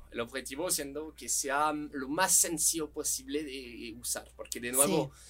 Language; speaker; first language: Spanish; non-native, fluent; French